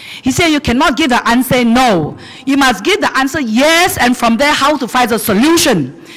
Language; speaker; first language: English; non-native, local second language; Chinese